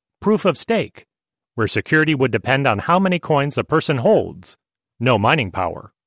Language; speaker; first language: English; native; English